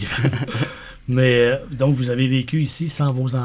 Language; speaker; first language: French; native; French